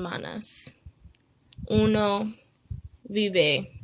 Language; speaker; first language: Spanish; non-native, learner; English